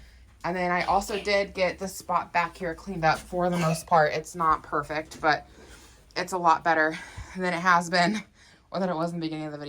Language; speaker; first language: English; native; English